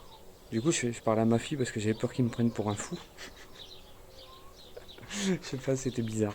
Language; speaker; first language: French; native; French